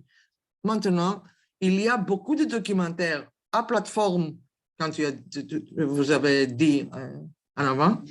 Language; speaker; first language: French; non-native, learner; Greek